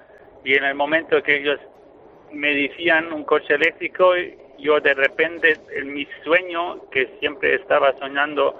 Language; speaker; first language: Spanish; non-native, fluent; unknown